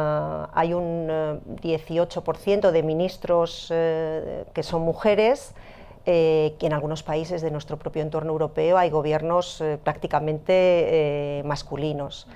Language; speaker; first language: Spanish; native; Spanish